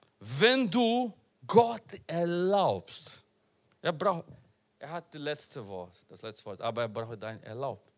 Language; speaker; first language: German; non-native, learner; Portuguese